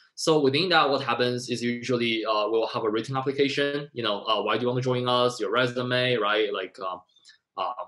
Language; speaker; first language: English; non-native, fluent; Chinese